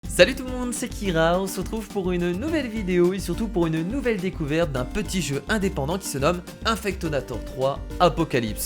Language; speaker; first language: French; native; French